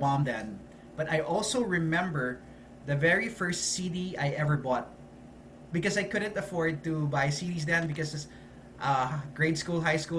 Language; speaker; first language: English; non-native, local second language; Filipino